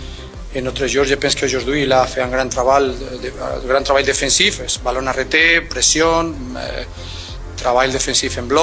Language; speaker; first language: French; non-native, learner; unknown